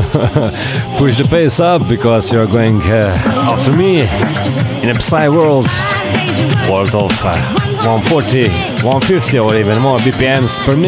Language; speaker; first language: English; non-native, fluent; Slovenian